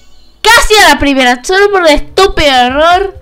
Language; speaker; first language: Spanish; native; Spanish